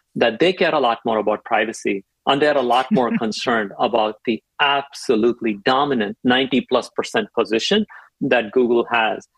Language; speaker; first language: English; non-native, local second language; Tamil